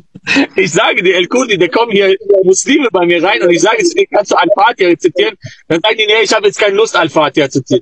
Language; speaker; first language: German; native; German